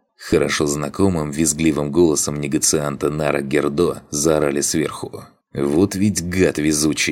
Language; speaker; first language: Russian; native; Russian